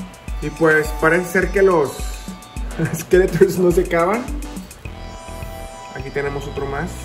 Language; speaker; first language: Spanish; native; Spanish